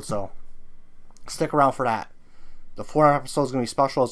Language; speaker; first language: English; native; English